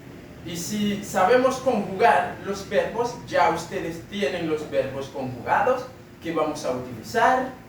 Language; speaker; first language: Spanish; non-native, fluent; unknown